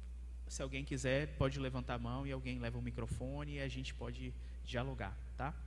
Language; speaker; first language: Portuguese; native; Portuguese